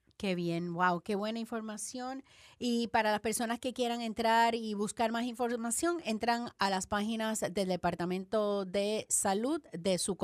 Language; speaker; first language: Spanish; native; Spanish